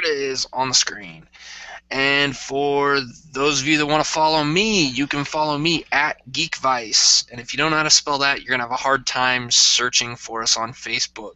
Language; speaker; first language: English; native; English